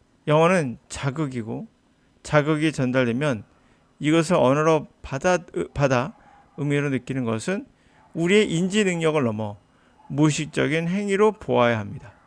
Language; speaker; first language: Korean; native; Korean